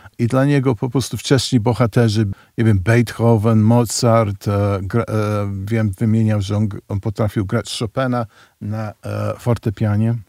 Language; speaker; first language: Polish; early bilingual, heritage; Polish